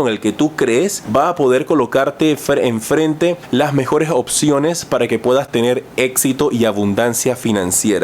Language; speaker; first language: Spanish; native; Spanish